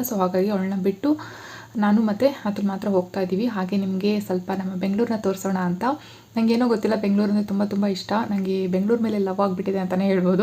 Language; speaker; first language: Kannada; native; Kannada